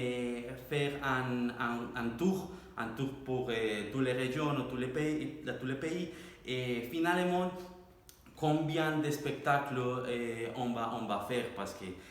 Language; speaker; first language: French; non-native, learner; Spanish